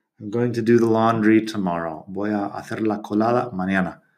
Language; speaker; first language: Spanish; non-native, fluent; English